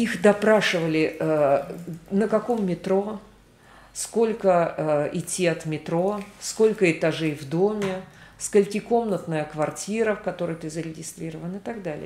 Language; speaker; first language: Russian; native; Russian